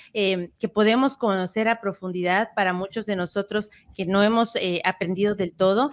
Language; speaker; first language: Spanish; native; Spanish